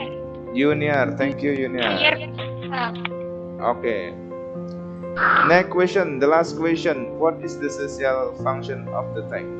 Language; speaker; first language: English; non-native, fluent; Indonesian